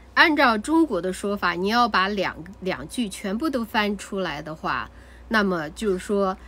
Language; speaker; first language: Chinese; native; Chinese